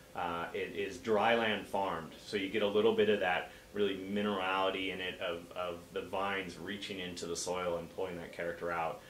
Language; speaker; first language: English; native; English